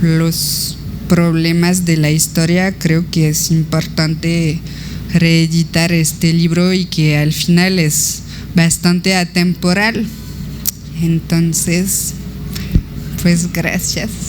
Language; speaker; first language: Spanish; non-native, fluent; French